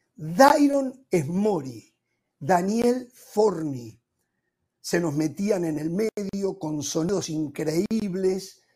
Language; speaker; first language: Spanish; native; Spanish